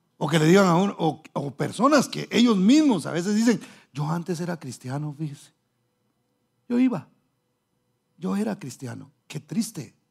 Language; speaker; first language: Spanish; early bilingual, heritage; Spanish